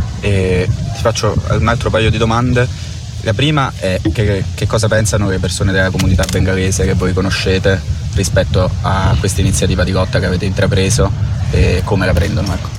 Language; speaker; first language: Italian; native; Italian